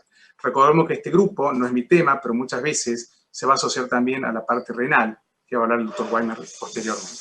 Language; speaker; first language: Spanish; native; Spanish